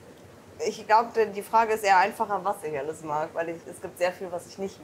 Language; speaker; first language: German; native; German